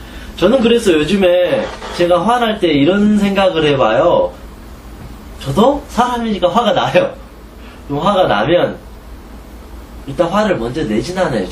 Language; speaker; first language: Korean; native; Korean